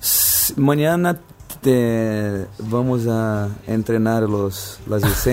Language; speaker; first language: Spanish; non-native, fluent; Portuguese